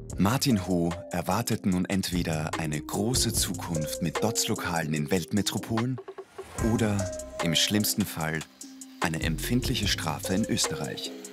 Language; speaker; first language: German; native; German